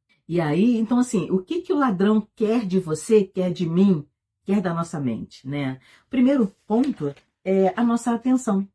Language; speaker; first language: Portuguese; native; Portuguese